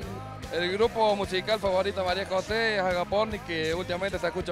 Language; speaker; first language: Spanish; native; Spanish